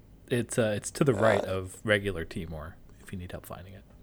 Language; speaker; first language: English; native; English